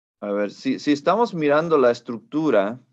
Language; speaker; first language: Spanish; non-native, fluent; English